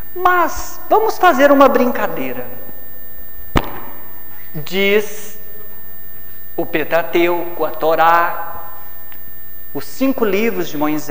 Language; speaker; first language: Portuguese; native; Portuguese